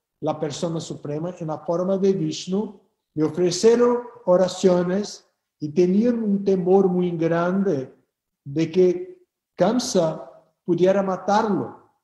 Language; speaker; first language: Spanish; non-native, fluent; Portuguese